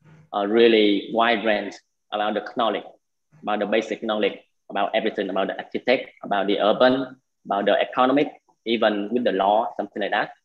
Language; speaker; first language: English; non-native, learner; Vietnamese